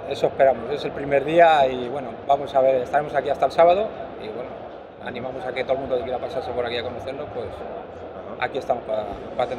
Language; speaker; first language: Spanish; native; Spanish